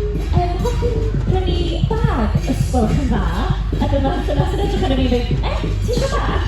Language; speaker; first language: Welsh; non-native, local second language; English